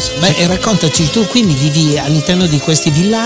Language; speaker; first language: Italian; native; Italian